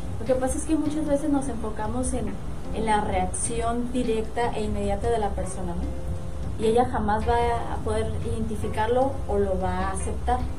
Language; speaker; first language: Spanish; native; Spanish